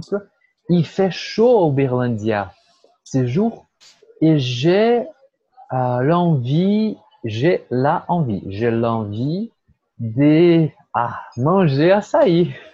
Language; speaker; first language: French; non-native, fluent; Portuguese